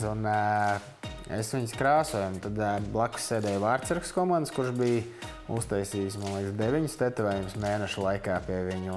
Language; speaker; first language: Latvian; native; Latvian